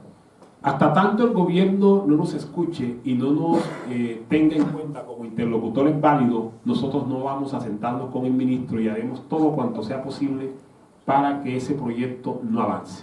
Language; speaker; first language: Spanish; native; Spanish